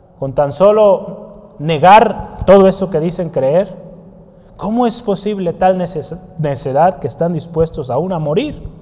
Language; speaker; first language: Spanish; native; Spanish